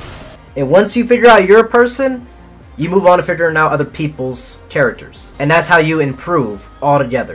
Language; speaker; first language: English; native; English